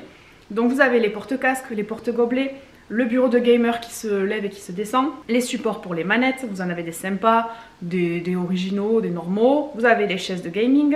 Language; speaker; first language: French; native; French